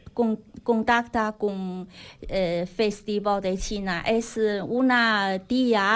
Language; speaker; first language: Spanish; non-native, learner; Chinese